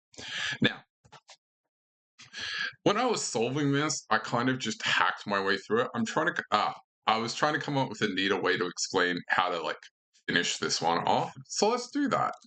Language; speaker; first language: English; native; English